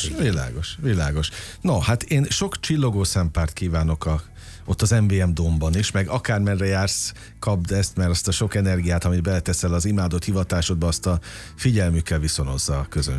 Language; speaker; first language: Hungarian; native; Hungarian